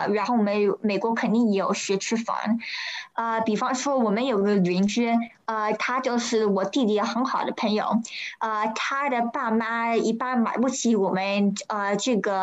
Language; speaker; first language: Chinese; early bilingual, heritage; Chinese